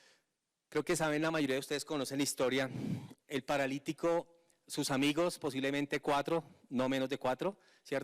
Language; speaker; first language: Spanish; native; Spanish